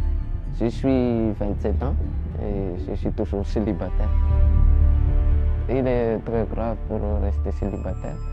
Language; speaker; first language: French; non-native, learner; Malagasy